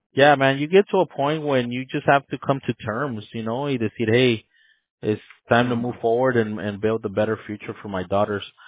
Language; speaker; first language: English; early bilingual, other home language; Spanish